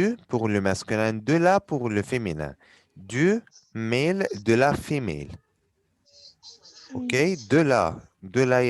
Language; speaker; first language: French; non-native, fluent; Arabic